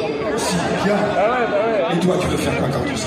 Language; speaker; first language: French; native; French